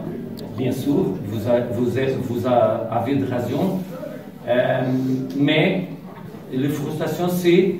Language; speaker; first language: French; non-native, learner; Portuguese